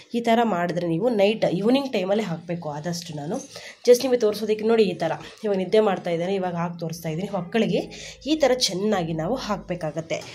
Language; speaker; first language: Kannada; non-native, local second language; Telugu